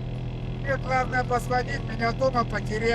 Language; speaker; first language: Russian; native; Russian